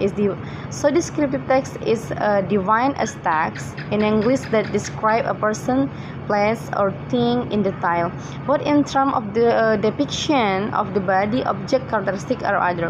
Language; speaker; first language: English; non-native, fluent; Indonesian